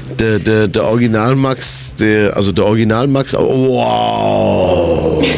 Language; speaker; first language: German; native; German